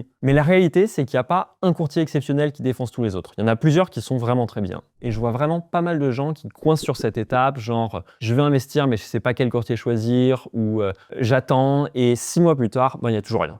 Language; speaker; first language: French; native; French